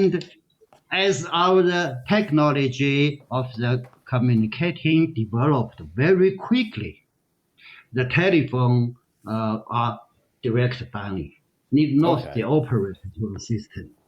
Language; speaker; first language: English; non-native, learner; Chinese